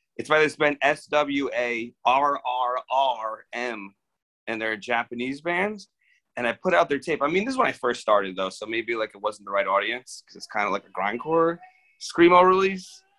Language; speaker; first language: English; native; English